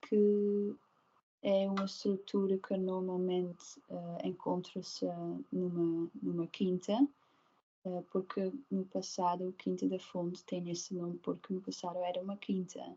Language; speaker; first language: Portuguese; non-native, learner; Dutch